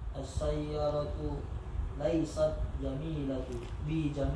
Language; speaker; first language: Arabic; non-native, learner; Indonesian